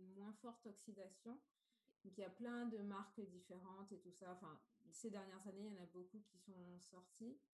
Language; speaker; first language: French; native; French